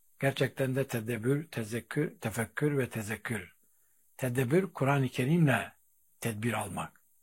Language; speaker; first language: Turkish; native; Turkish